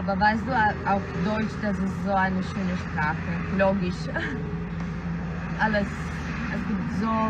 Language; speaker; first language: German; early bilingual, other home language; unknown